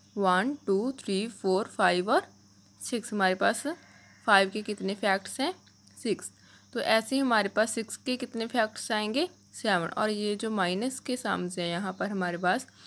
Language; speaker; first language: Hindi; non-native, local second language; Punjabi